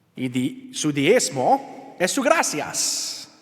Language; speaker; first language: Spanish; non-native, learner; English